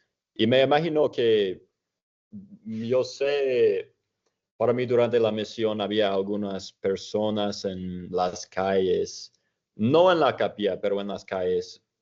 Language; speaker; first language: Spanish; non-native, fluent; English